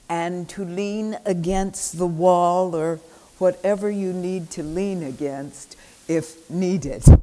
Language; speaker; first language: English; native; English